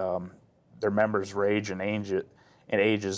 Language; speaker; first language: English; native; English